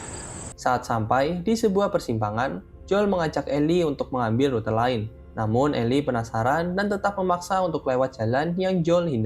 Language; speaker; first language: Indonesian; native; Indonesian